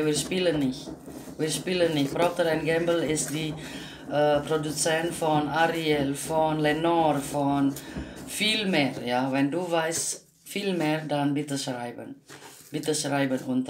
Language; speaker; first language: German; non-native, learner; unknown